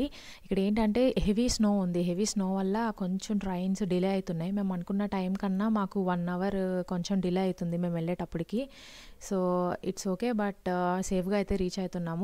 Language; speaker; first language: Telugu; native; Telugu